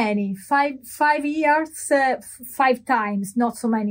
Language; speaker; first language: English; non-native, learner; Italian